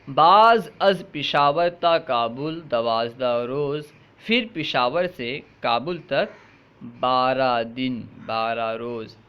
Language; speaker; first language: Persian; non-native, fluent; Urdu